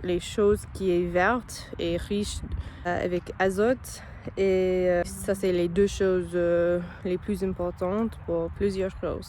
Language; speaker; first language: French; non-native, learner; English